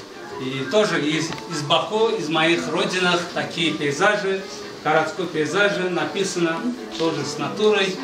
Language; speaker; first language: Russian; non-native, fluent; Azerbaijani